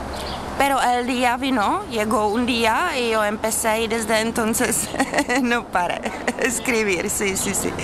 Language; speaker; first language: Spanish; non-native, fluent; Czech